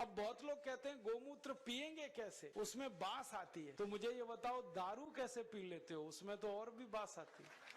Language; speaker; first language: Hindi; native; Hindi